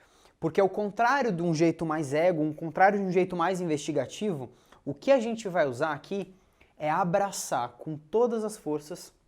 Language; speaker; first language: Portuguese; native; Portuguese